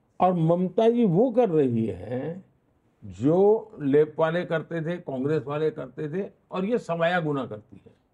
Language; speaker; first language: Hindi; non-native, local second language; Gujarati